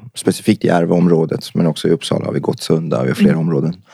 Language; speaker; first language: Swedish; early bilingual, other home language; Persian